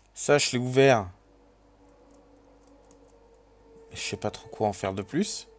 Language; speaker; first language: French; native; French